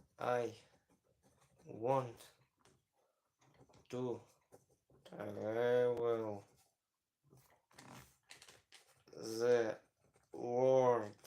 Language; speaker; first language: English; non-native, learner; Ukrainian